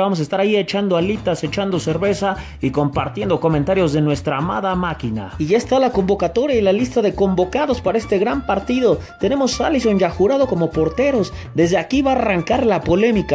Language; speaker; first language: Spanish; native; Spanish